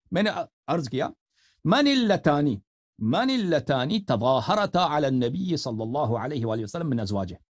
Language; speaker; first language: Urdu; non-native, fluent; Persian